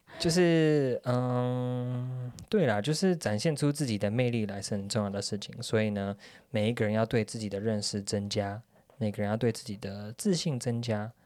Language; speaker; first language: Chinese; early bilingual, heritage; Chinese